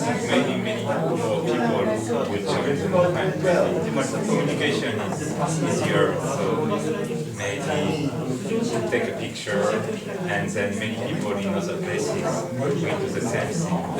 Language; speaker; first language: English; non-native, fluent; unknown